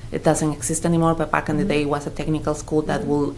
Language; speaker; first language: English; non-native, fluent; Spanish